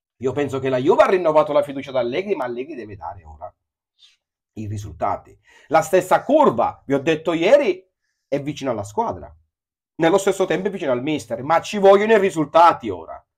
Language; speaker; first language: Italian; native; Italian